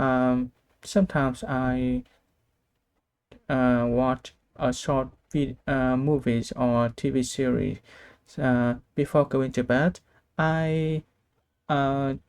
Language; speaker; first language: English; non-native, learner; Vietnamese